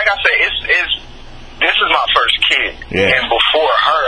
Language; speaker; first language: English; native; English